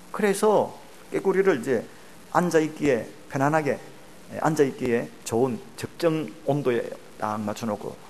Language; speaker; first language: Korean; native; Korean